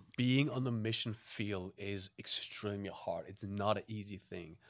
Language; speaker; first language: English; non-native, fluent; German